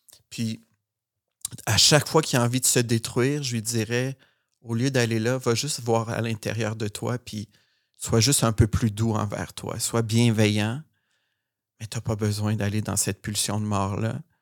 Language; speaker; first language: French; native; French